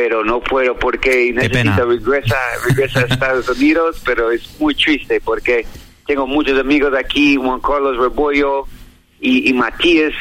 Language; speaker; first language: Spanish; non-native, learner; English